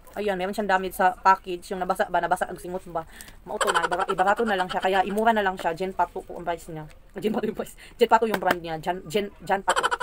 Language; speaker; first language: Filipino; native; Filipino